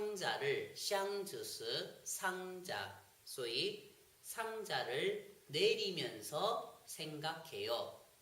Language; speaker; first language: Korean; non-native, fluent; Chinese